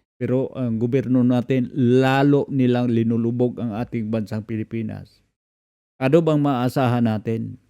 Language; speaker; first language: Filipino; non-native, local second language; Cebuano